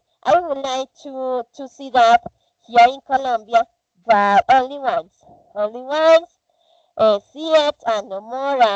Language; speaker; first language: English; non-native, learner; Spanish